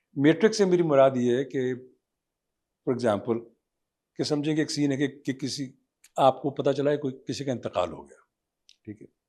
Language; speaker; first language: Urdu; native; Urdu